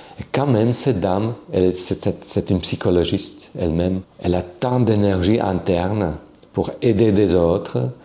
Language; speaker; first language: French; non-native, fluent; Slovak